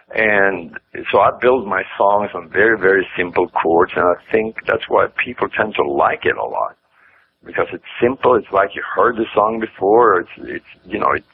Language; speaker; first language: English; non-native, fluent; Swedish